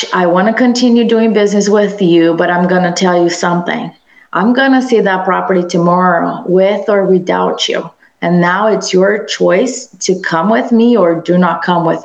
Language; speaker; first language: English; non-native, fluent; Portuguese